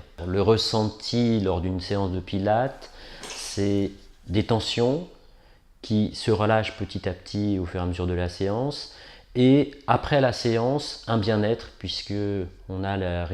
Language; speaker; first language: French; native; French